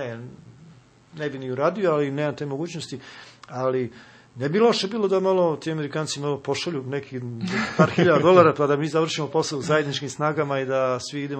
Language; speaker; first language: Serbian; native; Serbian